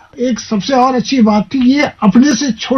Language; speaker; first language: Hindi; native; Hindi